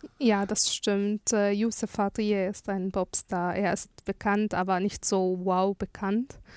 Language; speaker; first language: German; non-native, fluent; Arabic